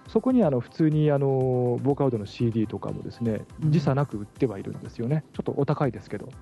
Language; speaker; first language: Japanese; native; Japanese